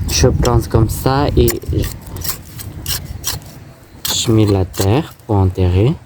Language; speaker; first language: French; non-native, fluent; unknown